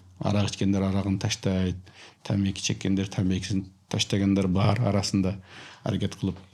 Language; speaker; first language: Kyrgyz; native; Kyrgyz